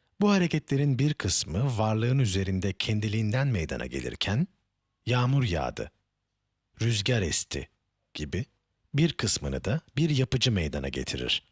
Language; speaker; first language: Turkish; native; Turkish